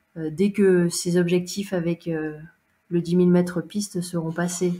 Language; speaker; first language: French; native; French